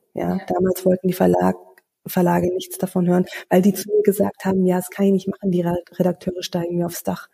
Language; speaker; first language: German; early bilingual, other home language; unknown